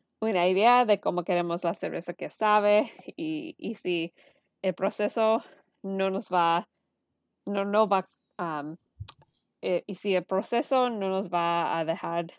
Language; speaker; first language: Spanish; early bilingual, heritage; Spanish